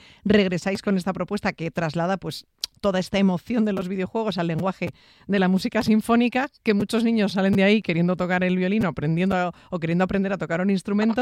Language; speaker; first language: Spanish; native; Spanish